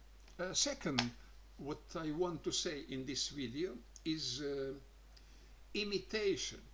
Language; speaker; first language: English; non-native, learner; Croatian